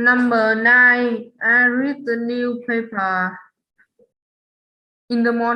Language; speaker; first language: English; non-native, learner; Vietnamese